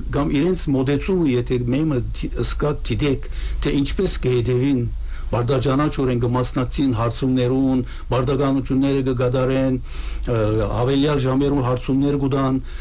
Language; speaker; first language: Armenian; native; Armenian